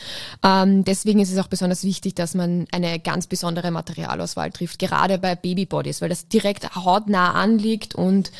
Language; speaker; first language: German; native; German